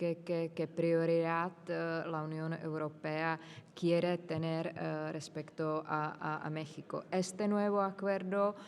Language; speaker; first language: Spanish; non-native, fluent; Czech